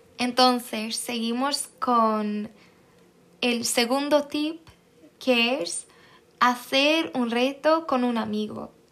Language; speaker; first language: Spanish; non-native, fluent; Swedish